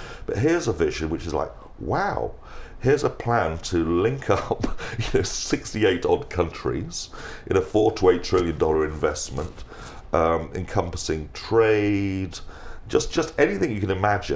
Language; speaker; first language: English; native; English